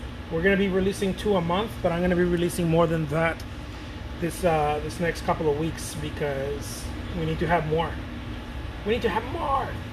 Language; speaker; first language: English; non-native, fluent; Spanish